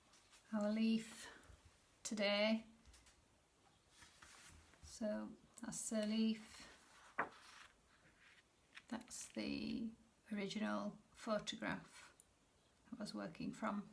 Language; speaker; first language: English; native; English